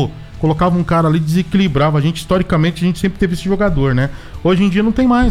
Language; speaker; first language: Portuguese; native; Portuguese